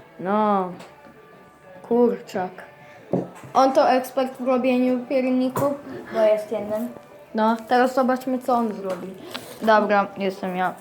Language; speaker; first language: Polish; early bilingual, heritage; Polish